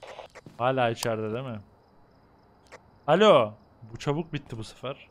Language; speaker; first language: Turkish; native; Turkish